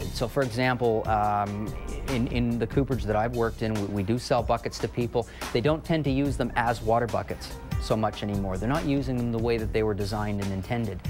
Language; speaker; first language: English; native; English